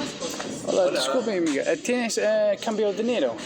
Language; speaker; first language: Spanish; non-native, learner; English